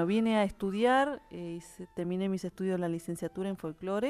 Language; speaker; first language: Spanish; native; Spanish